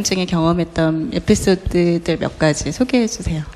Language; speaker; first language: Korean; native; Korean